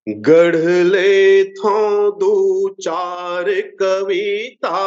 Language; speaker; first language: Hindi; native; Hindi